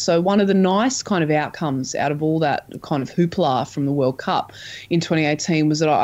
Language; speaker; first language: English; non-native, local second language; Croatian